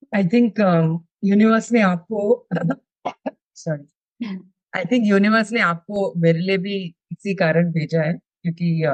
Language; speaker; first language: Hindi; non-native, local second language; Telugu